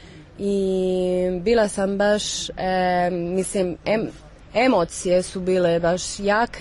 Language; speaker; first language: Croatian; non-native, learner; French